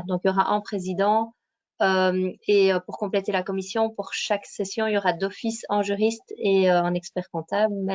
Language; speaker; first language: French; native; French